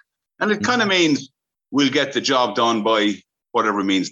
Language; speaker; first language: English; native; English